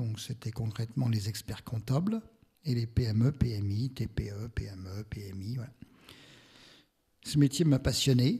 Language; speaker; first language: French; native; French